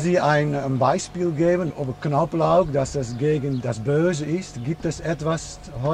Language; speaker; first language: German; non-native, fluent; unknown